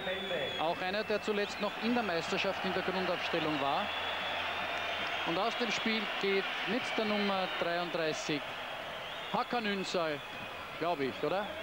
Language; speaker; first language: German; native; German